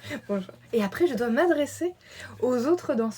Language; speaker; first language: French; native; French